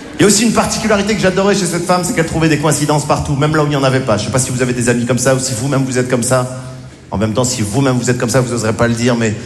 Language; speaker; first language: French; native; French